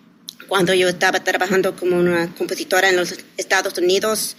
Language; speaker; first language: Spanish; early bilingual, heritage; English